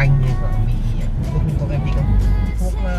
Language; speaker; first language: Vietnamese; non-native, fluent; Korean